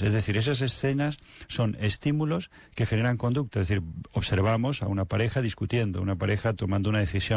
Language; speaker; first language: Spanish; native; Spanish